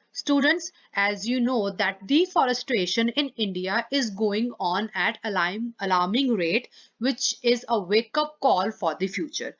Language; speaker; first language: English; non-native, local second language; Punjabi